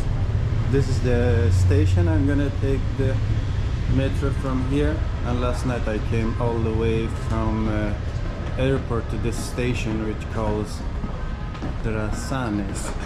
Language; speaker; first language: English; non-native, fluent; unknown